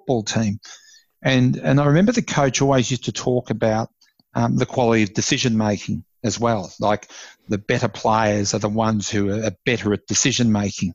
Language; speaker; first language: English; native; English